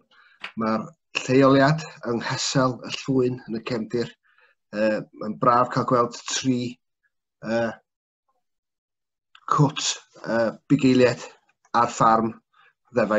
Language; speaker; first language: Welsh; native; Welsh